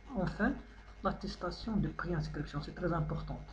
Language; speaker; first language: French; non-native, local second language; Arabic